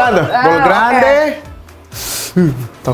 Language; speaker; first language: Indonesian; native; Indonesian